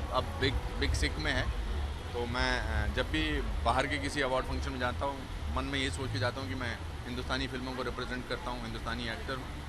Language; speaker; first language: Hindi; native; Hindi